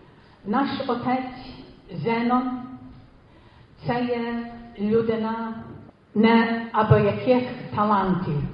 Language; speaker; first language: Ukrainian; early bilingual, heritage; Ukrainian